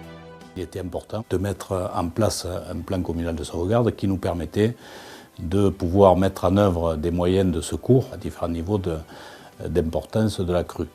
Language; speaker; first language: French; native; French